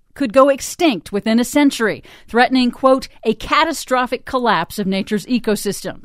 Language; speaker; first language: English; native; English